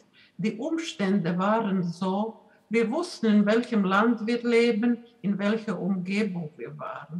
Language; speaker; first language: German; non-native, fluent; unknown